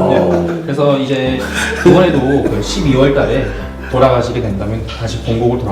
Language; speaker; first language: Korean; native; Korean